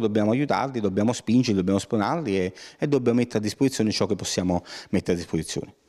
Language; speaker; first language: Italian; native; Italian